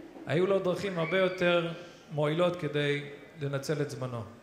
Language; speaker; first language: Hebrew; native; Hebrew